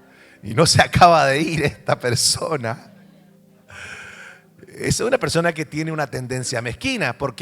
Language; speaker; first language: Spanish; native; Spanish